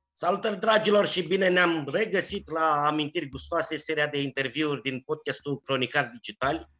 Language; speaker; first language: Romanian; native; Romanian